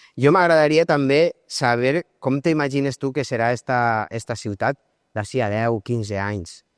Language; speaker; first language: Catalan; native; Catalan